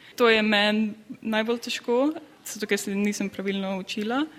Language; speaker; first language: Slovenian; early bilingual, heritage; Slovenian